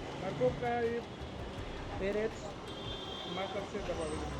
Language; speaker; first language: Russian; non-native, learner; Hindi